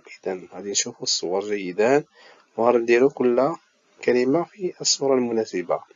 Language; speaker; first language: German; non-native, fluent; Arabic